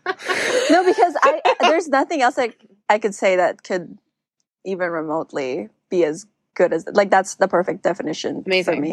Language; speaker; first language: English; non-native, local second language; Filipino